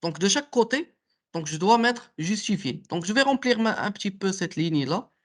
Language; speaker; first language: French; non-native, local second language; Arabic